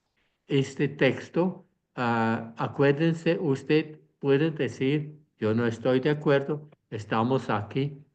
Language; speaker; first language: Spanish; non-native, fluent; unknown